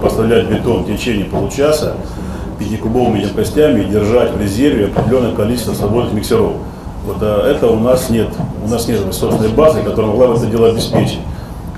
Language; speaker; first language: Russian; native; Russian